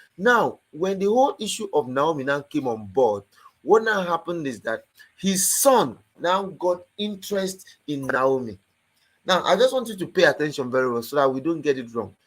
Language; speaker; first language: Nigerian Pidgin; native; Nigerian Pidgin